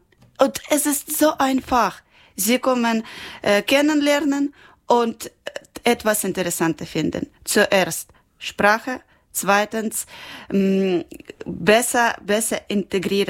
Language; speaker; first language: German; non-native, learner; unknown